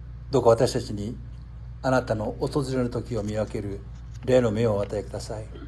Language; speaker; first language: Japanese; native; Japanese